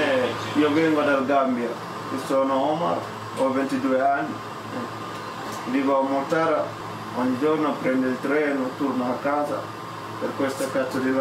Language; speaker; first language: Italian; non-native, learner; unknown